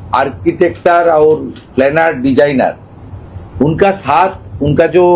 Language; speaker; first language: Hindi; non-native, local second language; Bangla